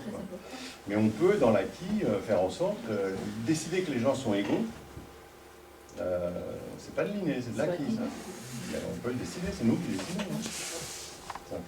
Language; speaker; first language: French; native; French